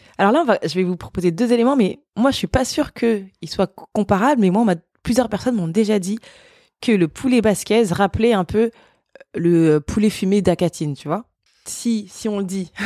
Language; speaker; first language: French; native; French